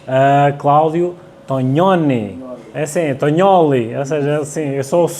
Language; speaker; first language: Portuguese; native; Portuguese